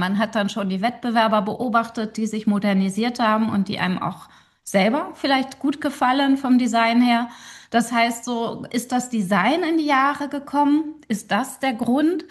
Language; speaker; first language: German; native; German